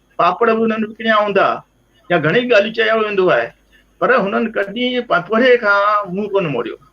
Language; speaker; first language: Sindhi; early bilingual, heritage; Sindhi